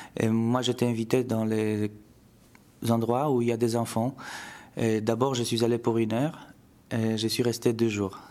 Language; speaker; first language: French; non-native, fluent; Polish